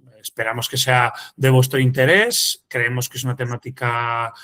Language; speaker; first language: Spanish; native; Spanish